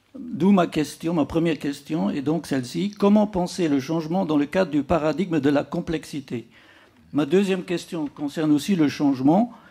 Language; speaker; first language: French; native; French